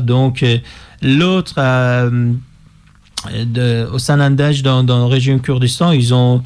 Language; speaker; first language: French; non-native, fluent; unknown